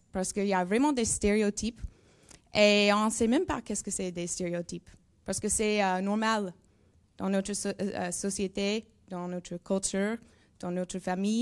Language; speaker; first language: French; non-native, learner; English